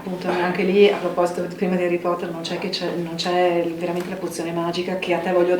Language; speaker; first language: Italian; native; Italian